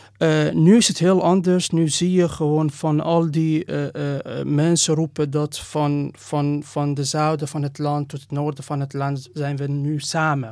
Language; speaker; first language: Dutch; non-native, fluent; Persian